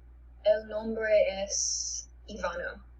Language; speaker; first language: Spanish; non-native, learner; English